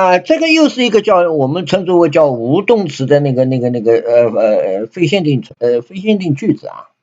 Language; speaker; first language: Chinese; native; Chinese